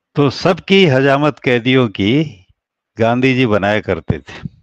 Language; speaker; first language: Hindi; native; Hindi